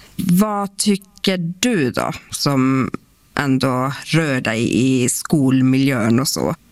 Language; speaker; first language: Swedish; non-native, local second language; Northern Sami